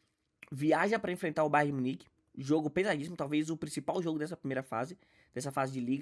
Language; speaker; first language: Portuguese; native; Portuguese